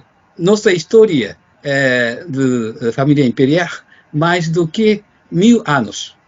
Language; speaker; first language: Portuguese; non-native, fluent; Japanese